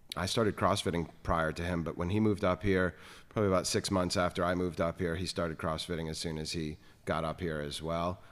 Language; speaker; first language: English; native; English